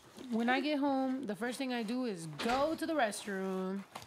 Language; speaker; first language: English; early bilingual, other home language; Spanish